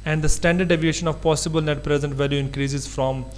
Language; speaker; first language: English; non-native, local second language; Urdu